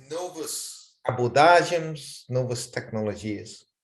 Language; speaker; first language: Portuguese; non-native, fluent; English